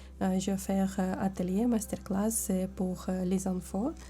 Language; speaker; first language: French; non-native, learner; Ukrainian